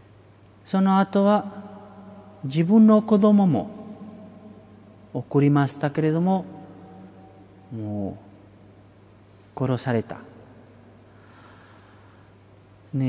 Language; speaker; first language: Japanese; non-native, fluent; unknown